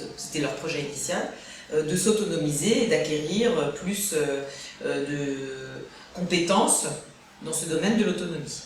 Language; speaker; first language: French; native; French